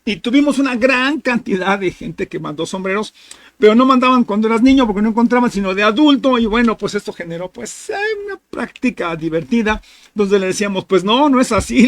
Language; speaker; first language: Spanish; native; Spanish